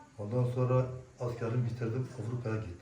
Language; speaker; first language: Turkish; non-native, local second language; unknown